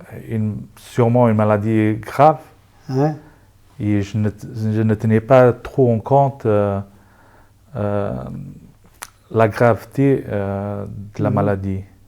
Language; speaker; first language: French; non-native, local second language; Luxembourgish